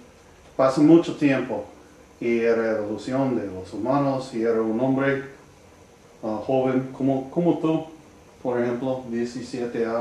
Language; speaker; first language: Spanish; non-native, learner; English